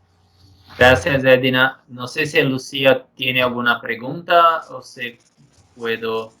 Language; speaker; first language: Spanish; non-native, fluent; Portuguese